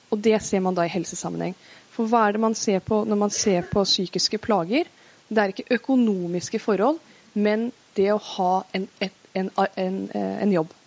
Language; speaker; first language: Norwegian; early bilingual, other home language; Persian